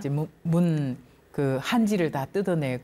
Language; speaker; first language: Korean; native; Korean